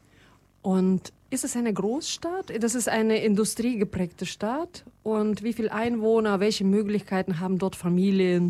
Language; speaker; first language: German; non-native, fluent; Russian